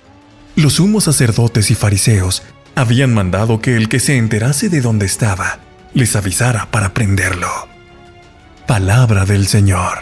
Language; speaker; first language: Spanish; native; Spanish